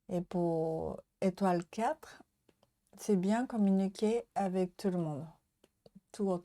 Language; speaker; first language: French; non-native, learner; Japanese